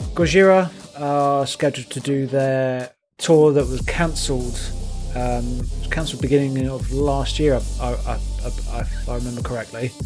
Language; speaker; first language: English; native; English